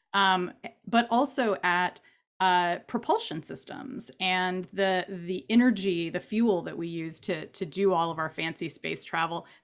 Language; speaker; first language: English; native; English